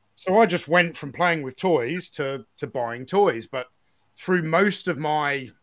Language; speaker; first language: English; native; English